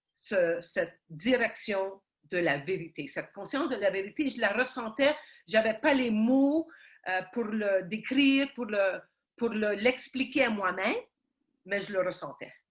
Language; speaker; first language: French; early bilingual, heritage; Ukrainian